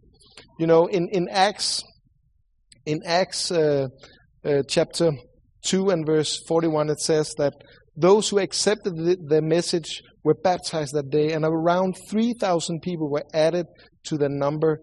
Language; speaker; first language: English; non-native, fluent; Swedish